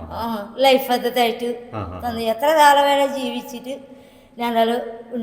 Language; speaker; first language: Malayalam; non-native, local second language; Telugu